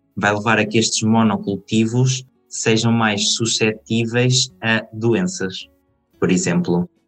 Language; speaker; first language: Portuguese; native; Portuguese